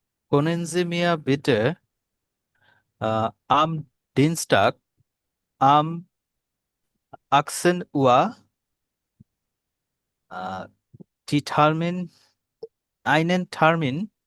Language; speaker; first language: German; non-native, learner; Bangla